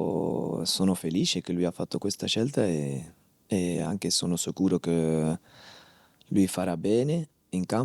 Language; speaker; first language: Italian; non-native, fluent; Dutch